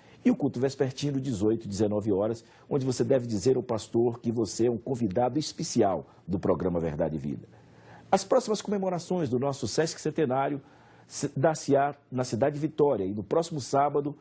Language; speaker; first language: Portuguese; native; Portuguese